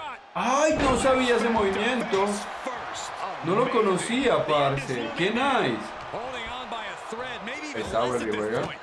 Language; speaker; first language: Spanish; native; Spanish